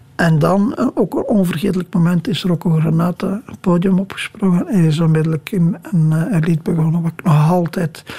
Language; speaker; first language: Dutch; native; Dutch